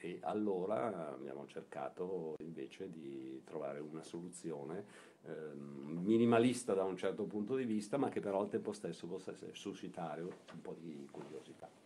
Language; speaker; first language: Italian; native; Italian